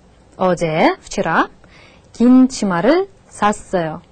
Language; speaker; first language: Korean; non-native, fluent; Russian